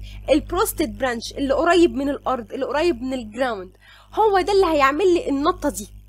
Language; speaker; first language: Arabic; native; Arabic